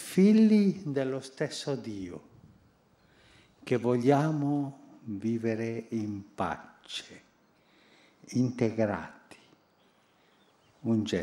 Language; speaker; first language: Italian; non-native, fluent; Spanish